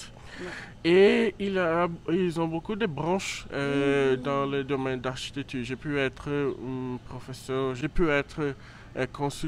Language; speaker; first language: French; non-native, learner; Portuguese